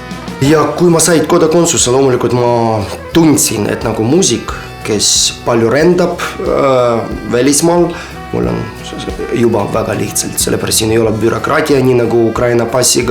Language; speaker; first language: Estonian; non-native, fluent; Ukrainian